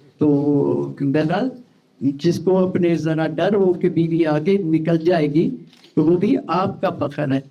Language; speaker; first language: Urdu; native; Urdu